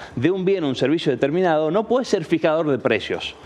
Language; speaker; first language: Spanish; native; Spanish